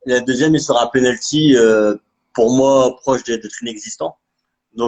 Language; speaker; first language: French; native; French